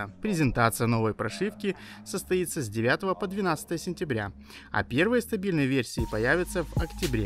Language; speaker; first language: Russian; native; Russian